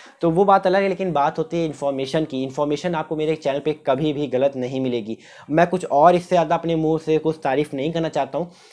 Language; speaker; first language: Hindi; native; Hindi